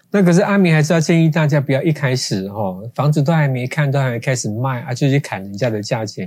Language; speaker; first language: Chinese; native; Chinese